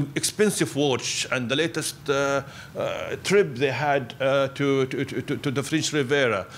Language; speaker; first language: English; non-native, fluent; Arabic